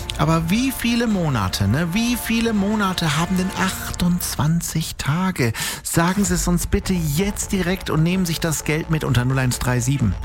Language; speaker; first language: German; native; German